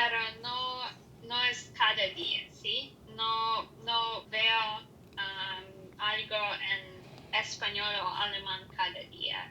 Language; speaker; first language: Spanish; non-native, learner; German